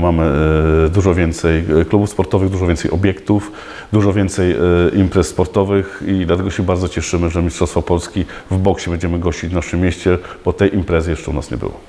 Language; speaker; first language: Polish; native; Polish